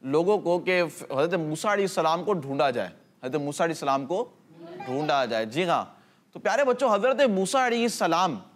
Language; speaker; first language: Urdu; native; Urdu